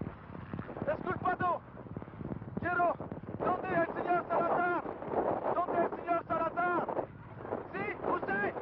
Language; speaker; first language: Spanish; non-native, learner; French